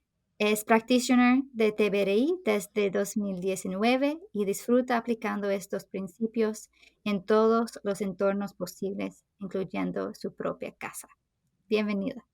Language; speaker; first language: Spanish; non-native, fluent; English